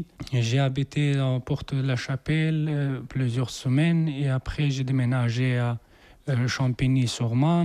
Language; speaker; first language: French; non-native, learner; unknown